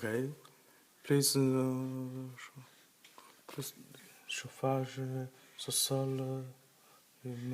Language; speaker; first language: French; non-native, learner; Chinese